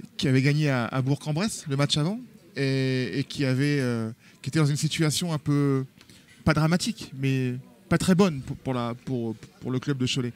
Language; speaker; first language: French; native; French